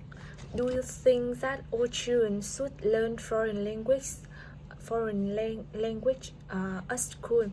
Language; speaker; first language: English; non-native, learner; Vietnamese